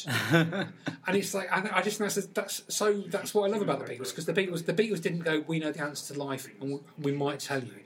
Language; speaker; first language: English; native; English